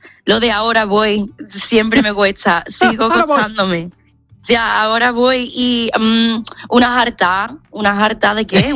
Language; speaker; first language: Spanish; non-native, fluent; English